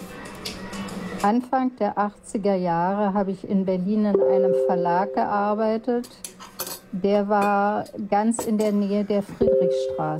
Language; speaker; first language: German; native; German